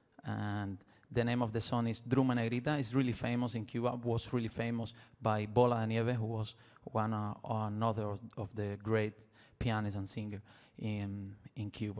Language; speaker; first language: English; non-native, learner; Spanish